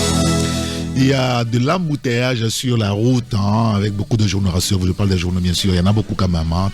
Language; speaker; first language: French; native; French